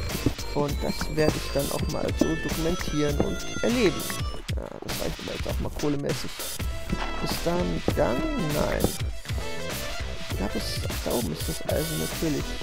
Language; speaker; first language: German; native; German